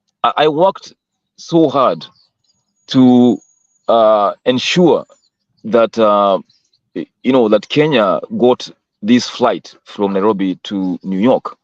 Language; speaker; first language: English; non-native, local second language; Swahili